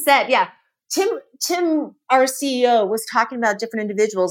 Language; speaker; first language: English; native; English